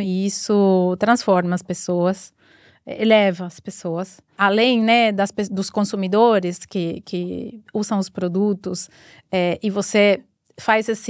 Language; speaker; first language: Portuguese; non-native, fluent; Spanish